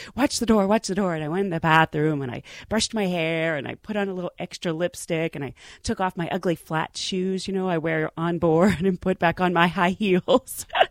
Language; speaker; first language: English; native; English